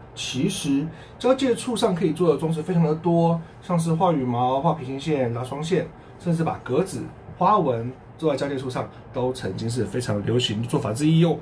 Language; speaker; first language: Chinese; native; Chinese